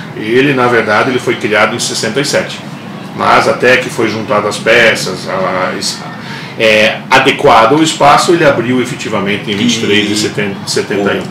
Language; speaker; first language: Portuguese; non-native, local second language; German